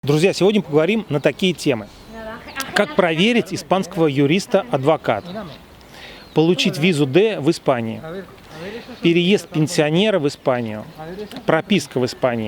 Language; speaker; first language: Russian; native; Russian